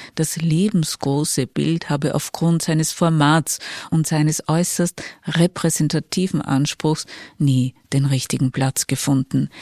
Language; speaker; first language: German; native; German